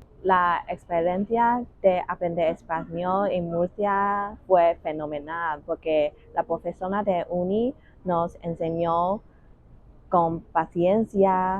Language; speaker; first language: Spanish; non-native, learner; Chinese